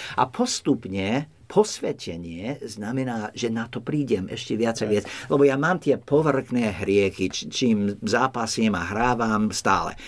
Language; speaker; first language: Slovak; non-native, fluent; English